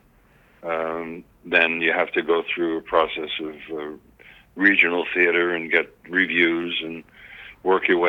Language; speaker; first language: English; native; English